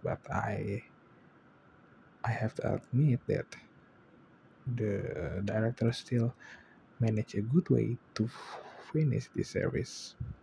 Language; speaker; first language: English; non-native, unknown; Indonesian